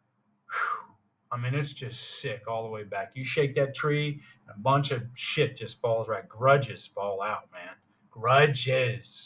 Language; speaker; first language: English; native; English